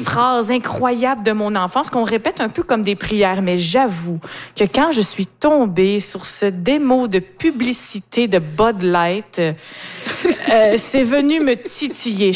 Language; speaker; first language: French; native; French